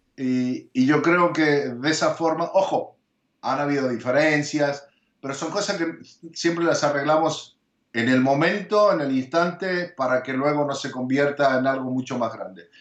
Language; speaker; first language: Spanish; early bilingual, heritage; Spanish